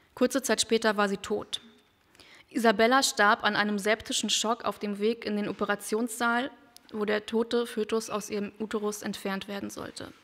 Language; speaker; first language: German; native; German